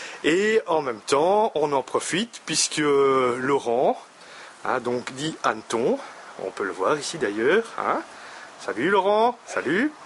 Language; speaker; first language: French; native; French